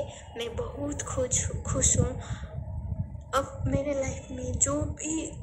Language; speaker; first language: Hindi; non-native, learner; Nepali